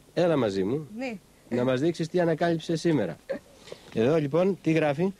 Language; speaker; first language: Greek; native; Greek